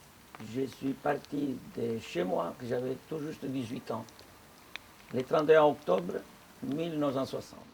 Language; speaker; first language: French; non-native, fluent; Italian